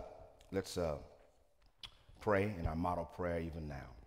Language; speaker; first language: English; native; English